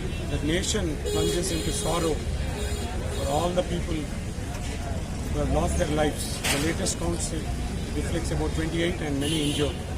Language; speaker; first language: English; non-native, local second language; Telugu